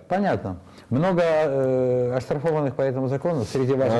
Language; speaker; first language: Russian; native; Russian